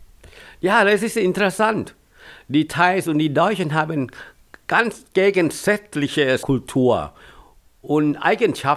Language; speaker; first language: German; non-native, fluent; Thai